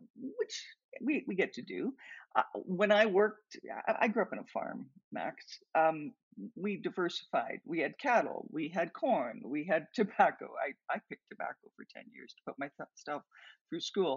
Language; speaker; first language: English; native; English